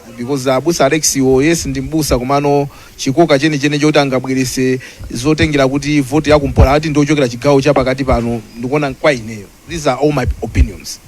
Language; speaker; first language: Nyanja; non-native, local second language; Tumbuka